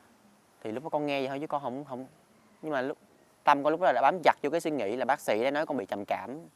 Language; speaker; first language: Vietnamese; native; Vietnamese